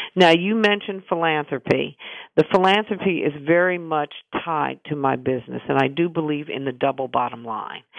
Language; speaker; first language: English; native; English